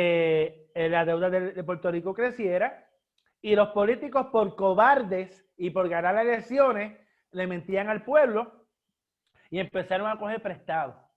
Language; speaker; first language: Spanish; native; Spanish